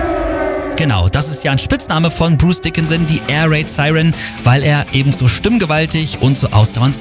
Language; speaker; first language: German; native; German